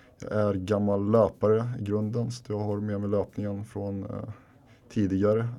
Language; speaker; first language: Swedish; early bilingual, other home language; Finnish